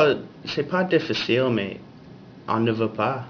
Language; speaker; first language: French; non-native, learner; English